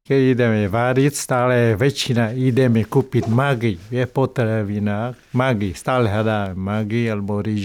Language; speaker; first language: Slovak; non-native, learner; Vietnamese